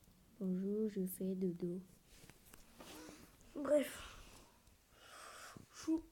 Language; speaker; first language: French; native; French